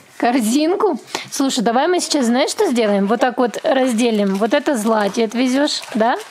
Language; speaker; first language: Russian; native; Russian